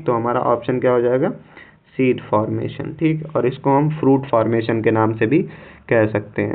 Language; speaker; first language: Hindi; native; Hindi